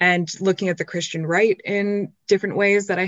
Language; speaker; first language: English; native; English